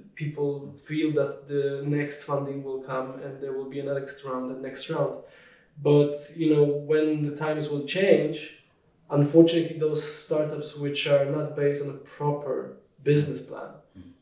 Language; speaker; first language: English; non-native, fluent; Polish